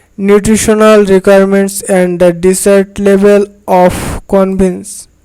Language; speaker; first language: English; non-native, local second language; Bangla